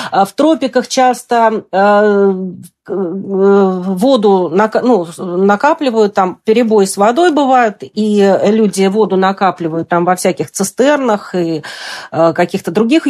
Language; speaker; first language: Russian; native; Russian